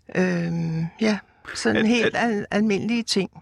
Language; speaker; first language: Danish; native; Danish